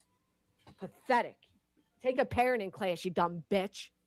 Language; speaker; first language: English; native; English